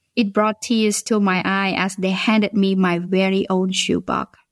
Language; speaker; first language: English; non-native, fluent; Khmer